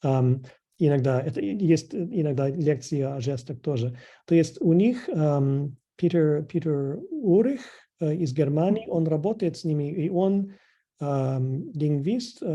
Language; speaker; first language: Russian; non-native, fluent; English